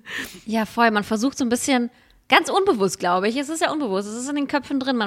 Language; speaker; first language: German; early bilingual, other home language; Russian